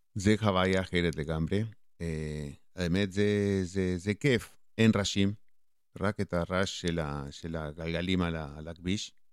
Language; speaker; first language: Hebrew; non-native, fluent; Spanish